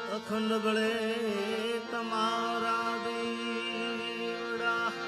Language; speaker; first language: Gujarati; native; Gujarati